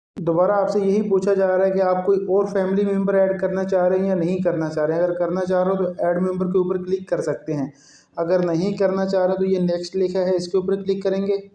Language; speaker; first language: Urdu; non-native, local second language; Punjabi